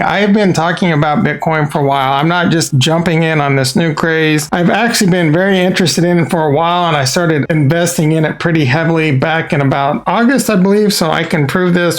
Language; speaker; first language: English; native; English